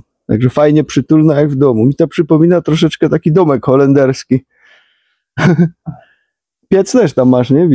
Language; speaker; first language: Polish; native; Polish